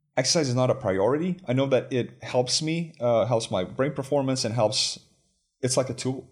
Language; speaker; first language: English; non-native, fluent; Lithuanian